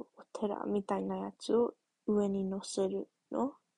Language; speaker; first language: Japanese; early bilingual, heritage; English